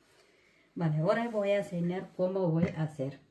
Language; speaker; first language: Spanish; non-native, learner; Malayalam